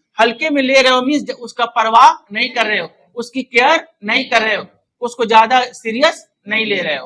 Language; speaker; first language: Hindi; native; Hindi